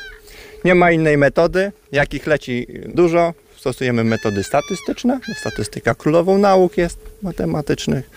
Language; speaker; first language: Polish; native; Polish